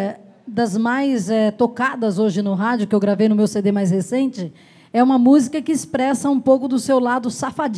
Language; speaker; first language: Portuguese; native; Portuguese